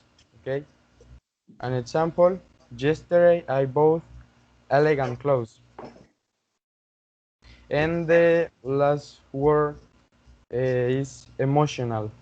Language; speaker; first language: English; non-native, learner; Spanish